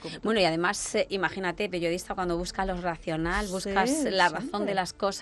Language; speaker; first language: Spanish; native; Spanish